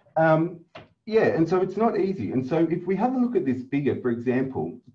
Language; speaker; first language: English; native; English